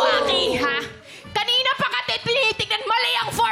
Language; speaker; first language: Filipino; native; Filipino